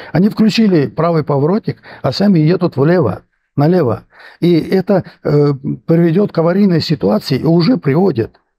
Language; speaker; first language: Russian; non-native, local second language; Armenian